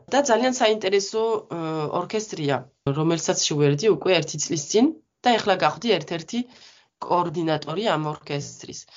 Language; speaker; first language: Georgian; non-native, fluent; French